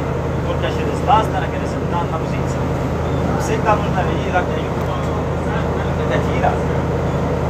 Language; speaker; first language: Russian; non-native, learner; Arabic